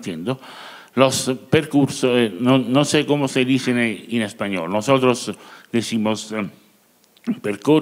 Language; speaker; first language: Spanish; non-native, learner; Italian